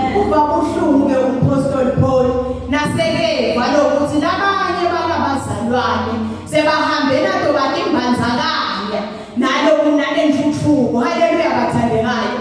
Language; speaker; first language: Zulu; non-native, local second language; Swati